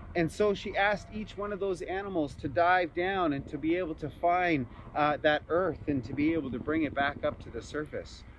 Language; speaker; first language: English; native; English